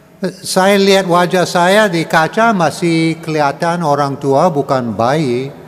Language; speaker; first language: Indonesian; non-native, learner; English